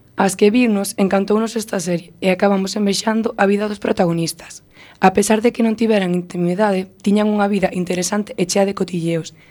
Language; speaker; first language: Galician; non-native, local second language; Spanish